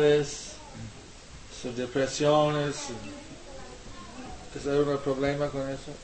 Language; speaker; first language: Spanish; non-native, learner; English